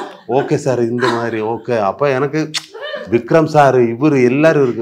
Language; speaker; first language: Tamil; non-native, learner; Malayalam